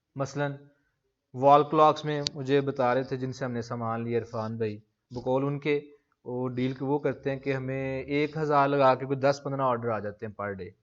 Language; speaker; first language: Urdu; non-native, local second language; Punjabi